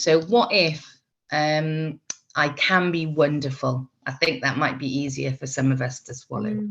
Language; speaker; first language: English; native; English